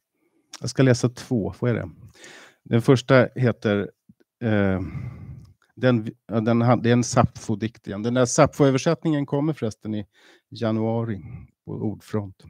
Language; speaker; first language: Swedish; native; Swedish